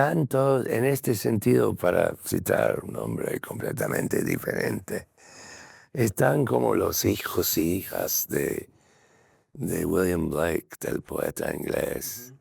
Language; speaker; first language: Spanish; non-native, fluent; English